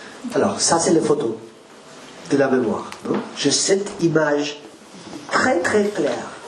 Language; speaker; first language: French; non-native, learner; Spanish